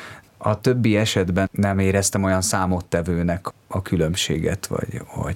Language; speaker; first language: Hungarian; native; Hungarian